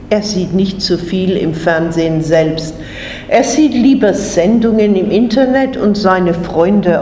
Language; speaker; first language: German; non-native, fluent; English